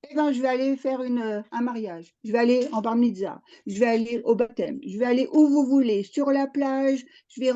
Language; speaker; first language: French; native; French